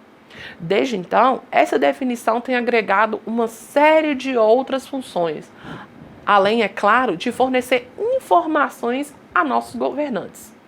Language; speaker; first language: Portuguese; native; Portuguese